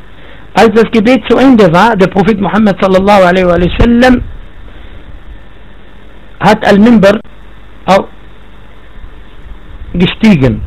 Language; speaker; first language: German; non-native, fluent; Arabic